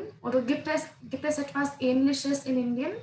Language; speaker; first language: German; non-native, learner; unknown